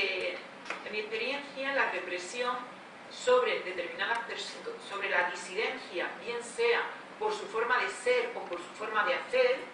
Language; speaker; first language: Spanish; native; Spanish